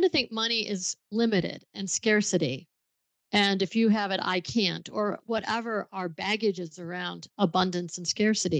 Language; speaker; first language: English; native; English